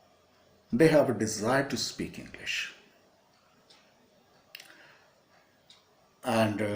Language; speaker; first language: English; non-native, local second language; Hindi